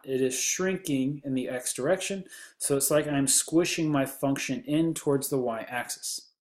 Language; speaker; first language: English; native; English